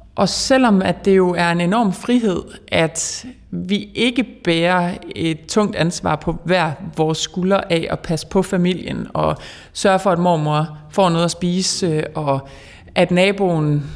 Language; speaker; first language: Danish; native; Danish